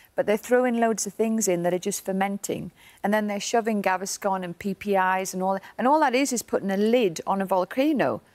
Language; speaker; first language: English; native; English